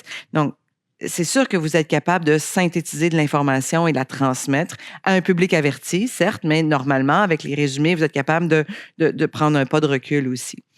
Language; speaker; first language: French; native; French